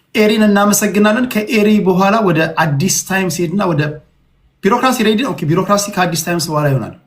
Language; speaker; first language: Amharic; native; Amharic